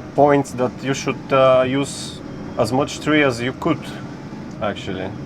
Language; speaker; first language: English; non-native, fluent; Bulgarian